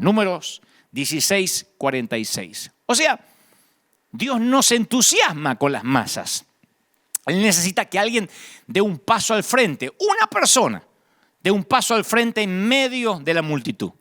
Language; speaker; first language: Spanish; native; Spanish